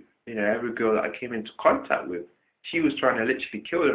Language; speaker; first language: English; native; English